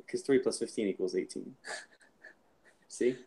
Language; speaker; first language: English; native; English